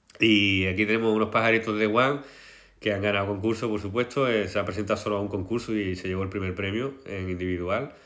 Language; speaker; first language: Spanish; native; Spanish